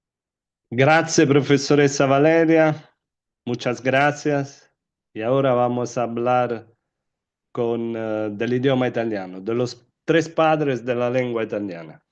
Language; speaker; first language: Spanish; non-native, fluent; Italian